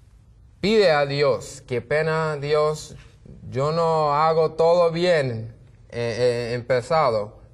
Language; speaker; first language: Spanish; non-native, learner; English